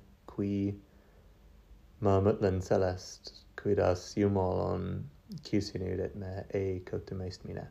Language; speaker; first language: Estonian; non-native, learner; English